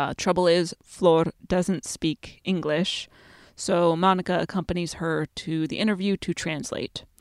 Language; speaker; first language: English; native; English